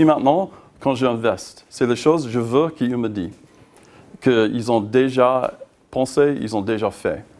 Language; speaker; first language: French; non-native, learner; English